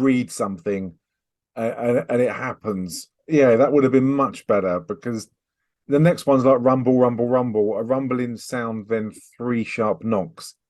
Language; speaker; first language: English; native; English